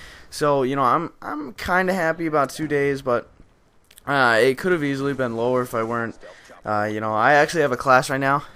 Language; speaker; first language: English; native; English